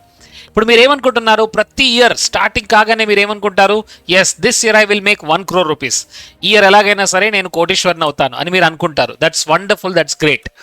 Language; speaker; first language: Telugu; native; Telugu